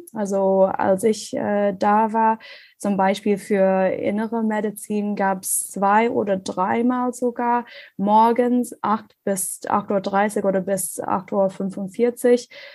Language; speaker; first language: German; non-native, learner; English